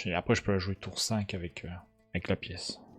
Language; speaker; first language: French; native; French